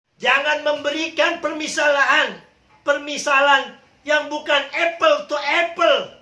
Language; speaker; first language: Indonesian; native; Indonesian